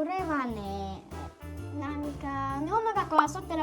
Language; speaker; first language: Japanese; early bilingual, heritage; Japanese